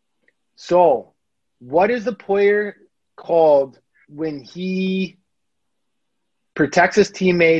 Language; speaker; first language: English; native; English